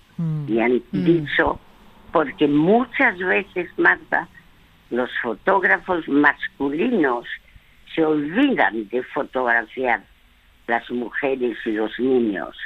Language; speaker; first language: Spanish; early bilingual, other home language; French